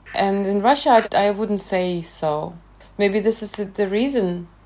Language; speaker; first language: English; non-native, fluent; Russian